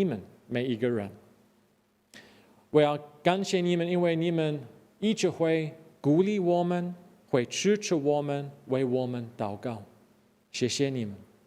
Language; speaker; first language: Chinese; non-native, fluent; English